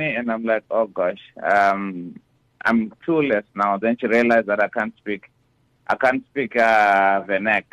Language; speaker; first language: English; non-native, local second language; Shona